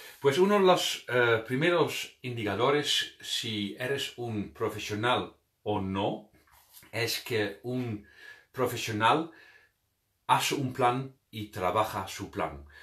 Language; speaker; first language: Spanish; non-native, fluent; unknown